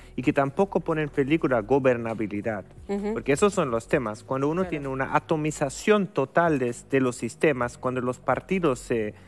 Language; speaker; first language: Spanish; non-native, fluent; German